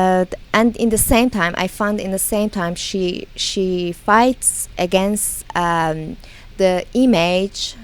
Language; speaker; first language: English; non-native, learner; Persian